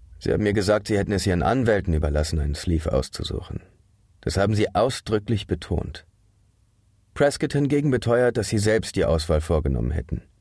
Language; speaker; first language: German; native; German